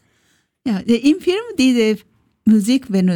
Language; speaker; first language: German; non-native, learner; Japanese